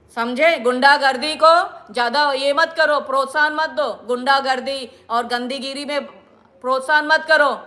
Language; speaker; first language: Hindi; non-native, local second language; Marathi